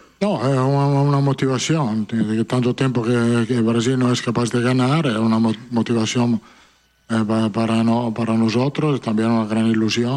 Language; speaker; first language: Spanish; non-native, fluent; Italian